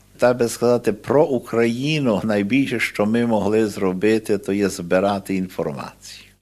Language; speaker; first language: Ukrainian; early bilingual, heritage; Ukrainian